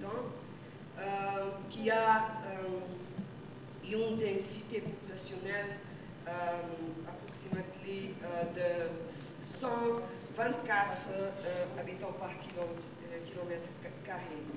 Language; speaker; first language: French; non-native, fluent; Portuguese